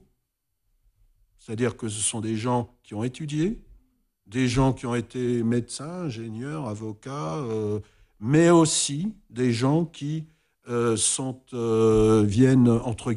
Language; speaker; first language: French; native; French